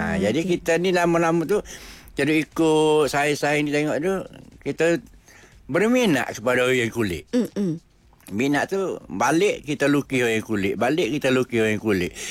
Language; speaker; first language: Malay; non-native, local second language; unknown